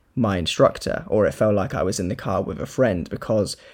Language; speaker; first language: English; native; English